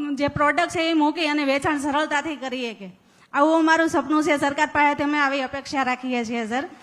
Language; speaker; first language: Gujarati; native; Gujarati